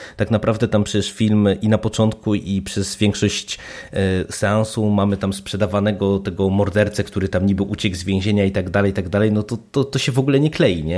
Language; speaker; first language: Polish; native; Polish